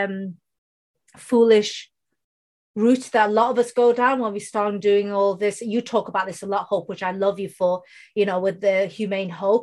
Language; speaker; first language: English; non-native, local second language; Bangla